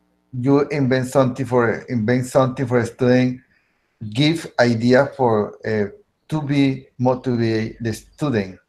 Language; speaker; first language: English; non-native, learner; Spanish